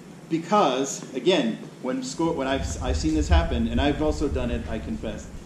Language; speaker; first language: English; native; English